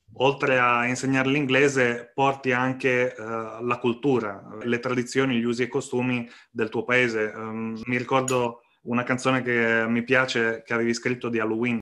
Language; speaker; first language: Italian; native; Italian